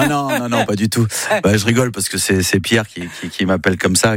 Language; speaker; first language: French; native; French